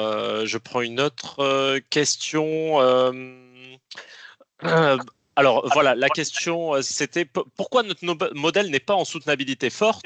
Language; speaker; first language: French; native; French